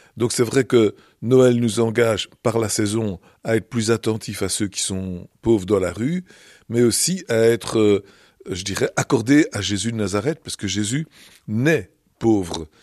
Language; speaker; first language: French; native; French